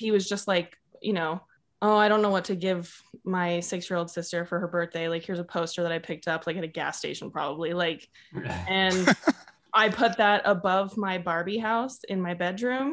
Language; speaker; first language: English; native; English